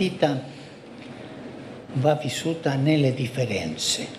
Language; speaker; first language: Italian; non-native, fluent; Spanish